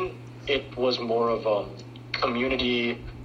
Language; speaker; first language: English; early bilingual, other home language; Filipino